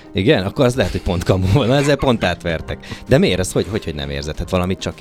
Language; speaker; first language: Hungarian; native; Hungarian